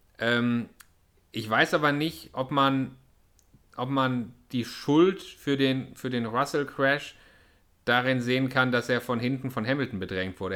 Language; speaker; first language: German; native; German